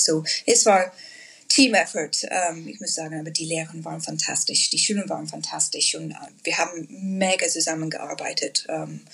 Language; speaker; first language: German; non-native, learner; English